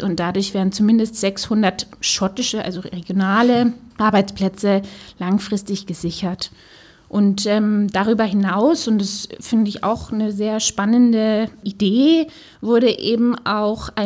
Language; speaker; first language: German; native; German